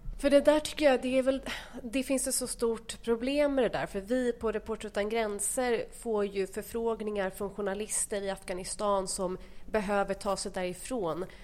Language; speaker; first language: Swedish; native; Swedish